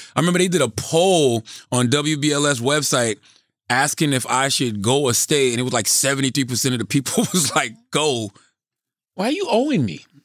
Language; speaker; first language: English; native; English